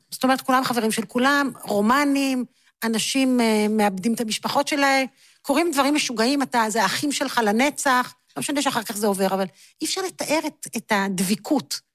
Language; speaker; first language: Hebrew; native; Hebrew